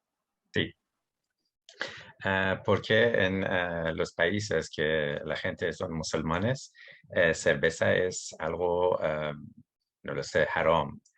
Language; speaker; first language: Spanish; non-native, learner; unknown